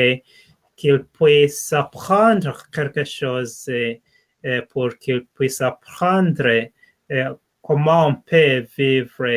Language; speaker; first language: French; non-native, learner; English